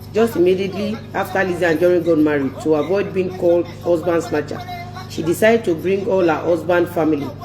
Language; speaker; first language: English; non-native, local second language; Yoruba